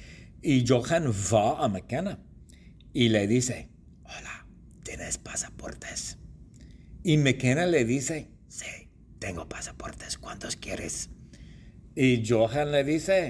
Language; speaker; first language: Spanish; non-native, fluent; English